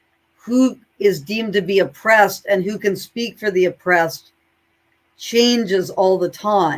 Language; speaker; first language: English; native; English